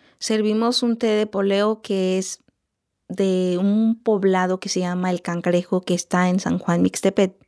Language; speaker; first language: Spanish; non-native, local second language; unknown